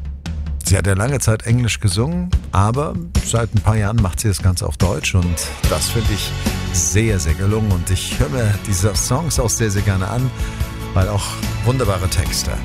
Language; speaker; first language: German; native; German